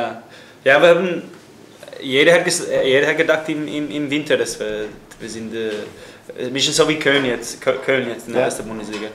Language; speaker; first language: German; non-native, fluent; English